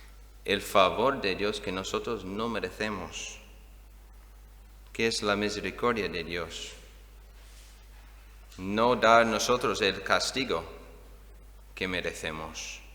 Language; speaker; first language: Spanish; non-native, fluent; English